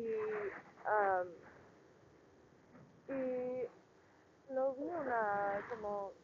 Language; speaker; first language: Spanish; non-native, learner; English